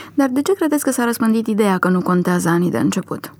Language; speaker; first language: Romanian; native; Romanian